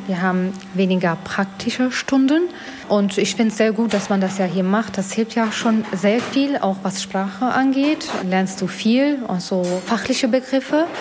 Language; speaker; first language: German; non-native, fluent; Albanian